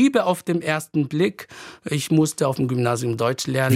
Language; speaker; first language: German; non-native, fluent; Arabic